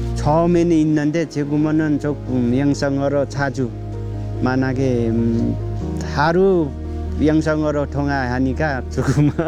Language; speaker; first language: Korean; non-native, learner; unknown